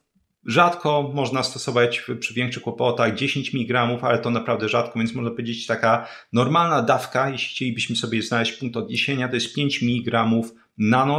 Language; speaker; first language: Polish; native; Polish